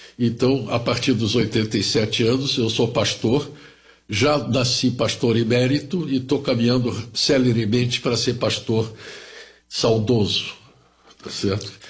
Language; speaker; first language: Portuguese; early bilingual, other home language; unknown